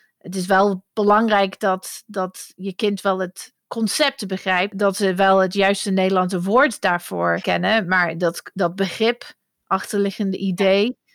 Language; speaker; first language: Dutch; non-native, fluent; English